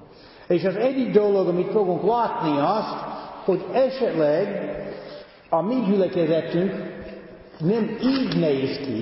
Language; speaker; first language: Hungarian; non-native, fluent; English